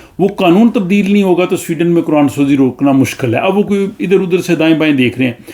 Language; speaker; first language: Urdu; non-native, local second language; Punjabi